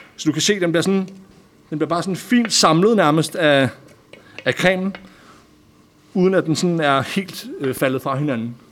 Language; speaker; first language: Danish; native; Danish